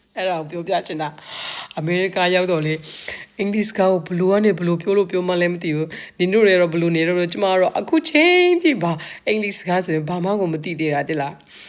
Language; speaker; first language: Burmese; non-native, local second language; Kachin